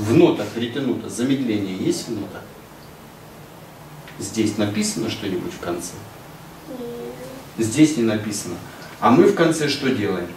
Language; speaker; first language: Russian; native; Russian